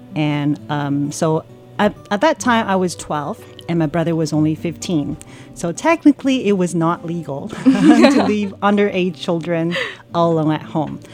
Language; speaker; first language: English; early bilingual, other home language; Chinese